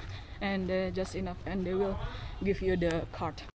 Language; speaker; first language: English; non-native, fluent; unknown